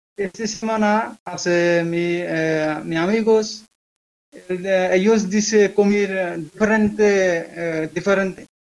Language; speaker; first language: Spanish; non-native, learner; Bangla